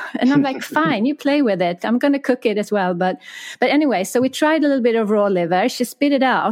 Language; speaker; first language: English; non-native, fluent; Swedish